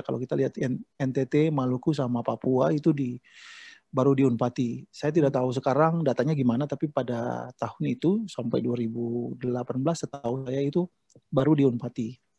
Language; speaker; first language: Indonesian; native; Indonesian